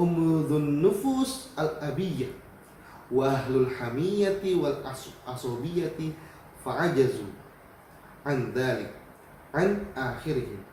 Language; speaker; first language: Arabic; non-native, fluent; Indonesian